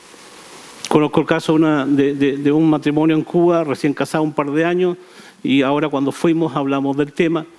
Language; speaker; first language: Spanish; native; Spanish